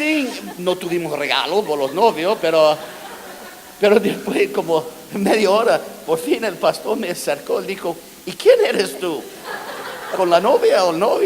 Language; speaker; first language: Spanish; non-native, fluent; English